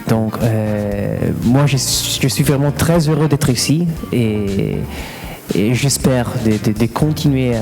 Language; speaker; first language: French; non-native, fluent; Italian